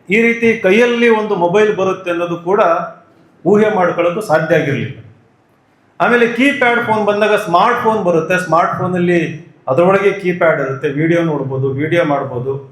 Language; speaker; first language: Kannada; native; Kannada